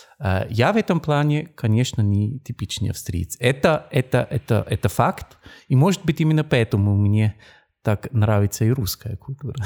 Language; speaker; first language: Russian; non-native, fluent; German